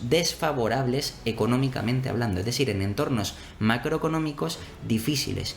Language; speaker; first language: Spanish; native; Spanish